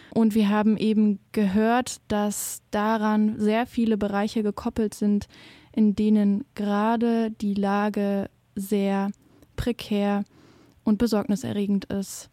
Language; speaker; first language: German; native; German